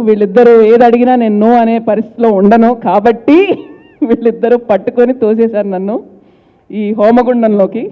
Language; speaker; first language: Telugu; native; Telugu